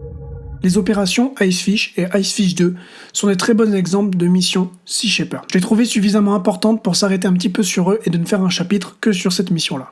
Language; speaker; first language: French; native; French